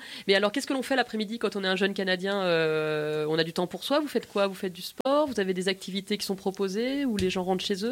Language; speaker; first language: French; native; French